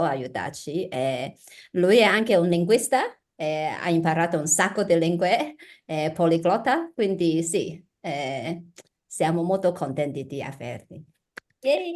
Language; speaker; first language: Italian; non-native, learner; Chinese